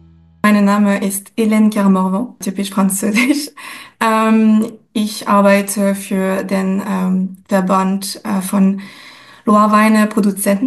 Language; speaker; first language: German; non-native, fluent; French